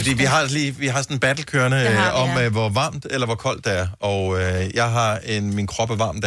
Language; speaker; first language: Danish; native; Danish